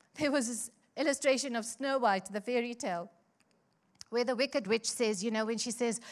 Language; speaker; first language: English; native; English